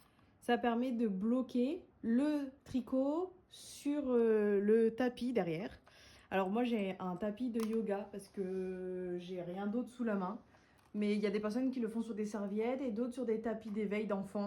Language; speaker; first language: French; native; French